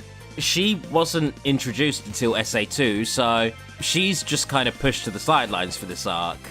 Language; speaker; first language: English; native; English